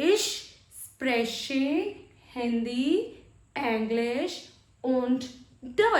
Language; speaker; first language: German; non-native, fluent; Hindi